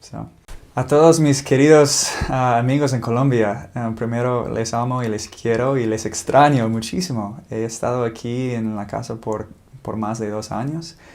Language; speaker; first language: Spanish; non-native, fluent; English